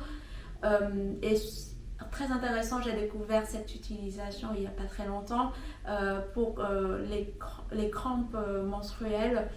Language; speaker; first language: French; non-native, fluent; Vietnamese